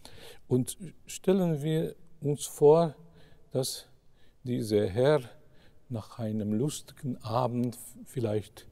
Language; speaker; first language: German; non-native, fluent; Hungarian